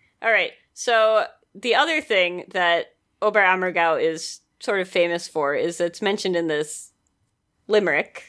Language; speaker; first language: English; native; English